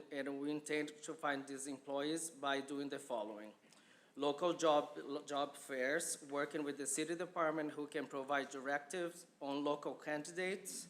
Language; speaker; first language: English; non-native, fluent; Portuguese